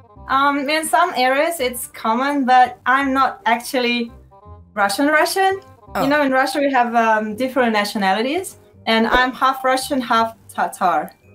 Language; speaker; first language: English; non-native, fluent; Russian